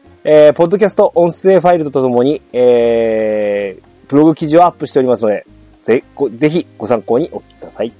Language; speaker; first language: Japanese; native; Japanese